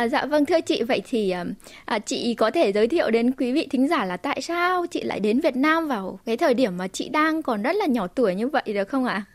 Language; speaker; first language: Vietnamese; native; Vietnamese